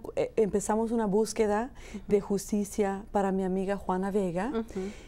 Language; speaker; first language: Spanish; early bilingual, heritage; Spanish